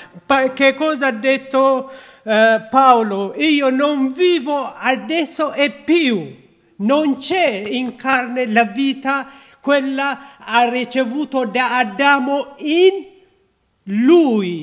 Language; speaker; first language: Italian; non-native, learner; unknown